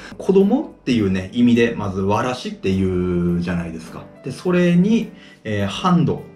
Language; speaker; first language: Japanese; native; Japanese